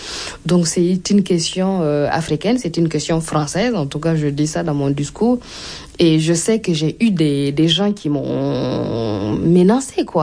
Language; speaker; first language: French; non-native, local second language; Mossi